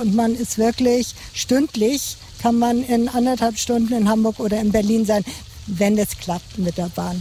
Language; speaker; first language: German; native; German